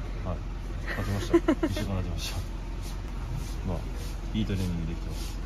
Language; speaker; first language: Japanese; native; Japanese